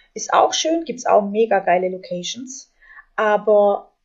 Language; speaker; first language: German; native; German